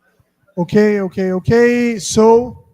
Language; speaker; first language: English; non-native, fluent; Portuguese